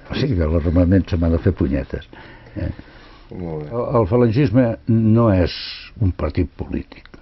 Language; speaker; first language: Catalan; non-native, local second language; Spanish